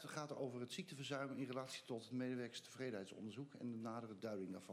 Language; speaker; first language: Dutch; native; Dutch